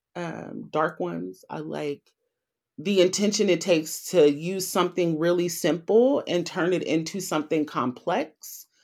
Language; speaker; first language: English; native; English